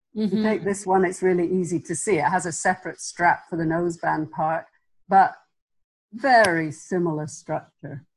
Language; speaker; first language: English; native; English